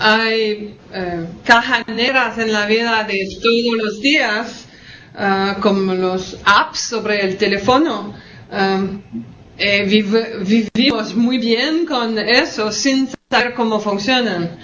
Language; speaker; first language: Spanish; non-native, fluent; French